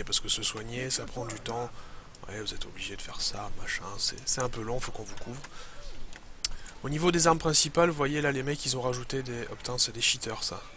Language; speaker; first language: French; native; French